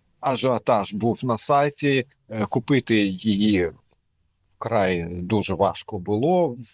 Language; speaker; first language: Ukrainian; non-native, local second language; Russian